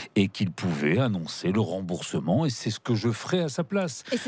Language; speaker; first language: French; native; French